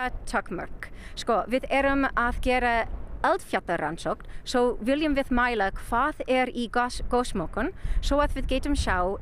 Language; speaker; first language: Icelandic; non-native, learner; English